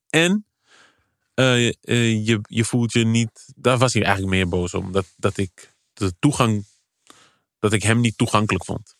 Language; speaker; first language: Dutch; early bilingual, other home language; Kabuverdianu